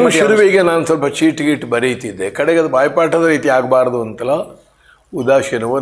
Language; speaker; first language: Kannada; non-native, local second language; Konkani